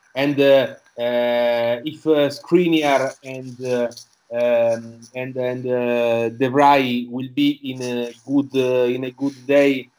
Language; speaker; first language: English; non-native, learner; Italian